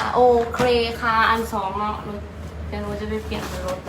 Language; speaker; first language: Thai; native; Thai